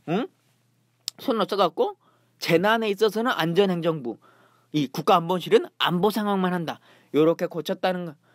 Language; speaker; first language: Korean; native; Korean